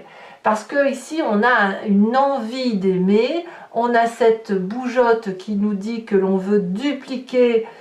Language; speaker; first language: French; native; French